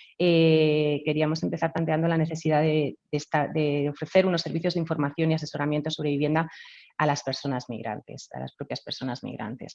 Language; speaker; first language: Spanish; native; Spanish